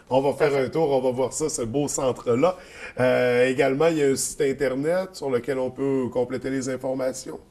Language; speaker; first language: French; native; French